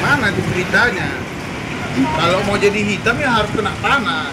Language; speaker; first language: Indonesian; native; Indonesian